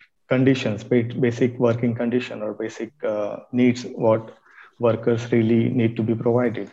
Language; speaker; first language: English; non-native, local second language; Marathi